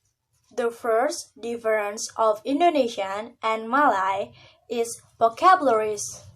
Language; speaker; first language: English; non-native, learner; Indonesian